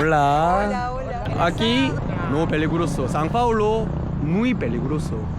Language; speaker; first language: Spanish; non-native, learner; Korean